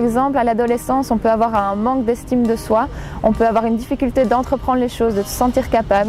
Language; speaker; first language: French; native; French